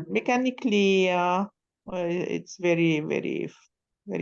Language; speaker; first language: English; non-native, learner; Arabic